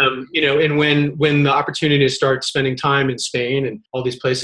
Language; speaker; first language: English; native; English